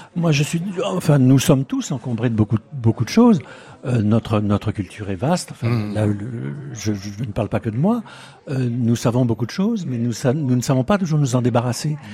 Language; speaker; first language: French; native; French